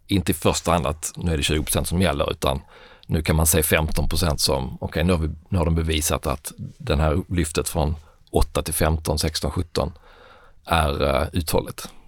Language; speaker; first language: Swedish; native; Swedish